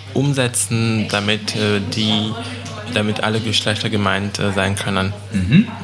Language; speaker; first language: German; non-native, fluent; French